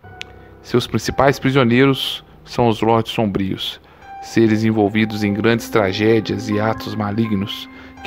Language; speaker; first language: Portuguese; native; Portuguese